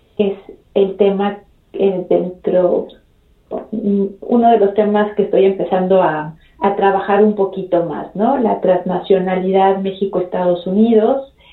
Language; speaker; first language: Spanish; native; Spanish